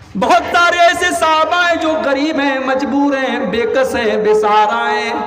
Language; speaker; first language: Urdu; native; Urdu